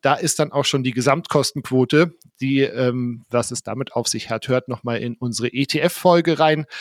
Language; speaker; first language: German; native; German